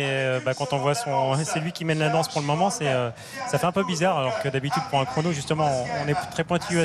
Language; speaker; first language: French; native; French